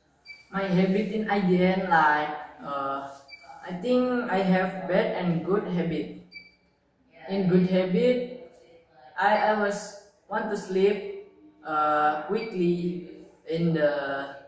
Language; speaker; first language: English; non-native, learner; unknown